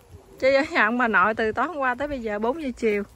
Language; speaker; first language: Vietnamese; native; Vietnamese